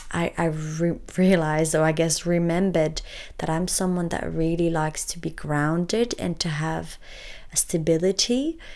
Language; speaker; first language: English; early bilingual, other home language; French